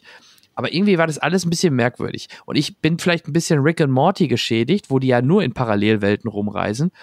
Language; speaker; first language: German; native; German